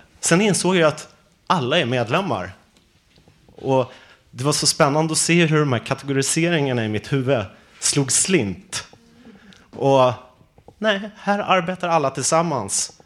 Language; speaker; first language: Swedish; native; Swedish